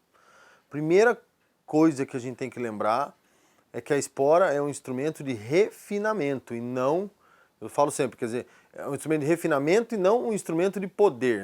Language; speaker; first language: Portuguese; native; Portuguese